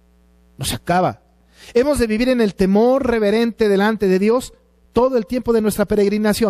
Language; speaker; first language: Spanish; native; Spanish